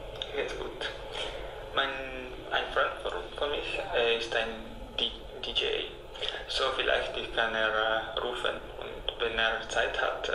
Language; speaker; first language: German; non-native, learner; Italian